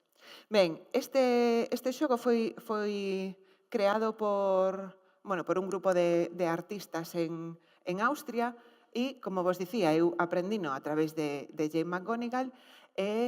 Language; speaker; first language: Galician; native; Galician